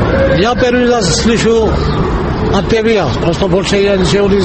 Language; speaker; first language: Russian; non-native, learner; Georgian